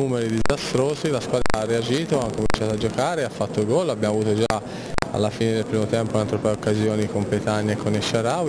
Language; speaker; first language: Italian; native; Italian